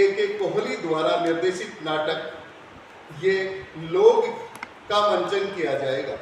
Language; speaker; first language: Hindi; native; Hindi